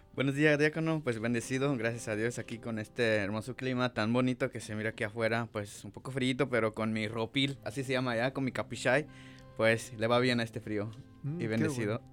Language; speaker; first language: Spanish; native; Spanish